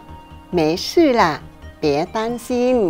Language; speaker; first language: Chinese; non-native, local second language; Vietnamese